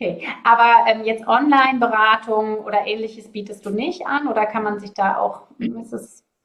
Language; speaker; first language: German; native; German